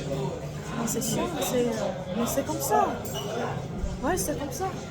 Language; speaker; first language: French; non-native, learner; Korean